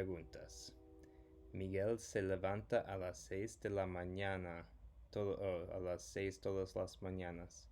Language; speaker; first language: Spanish; non-native, fluent; English